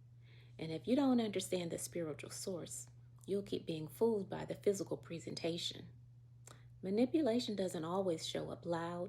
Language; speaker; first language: English; native; English